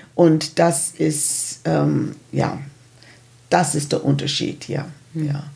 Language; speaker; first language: German; non-native, fluent; English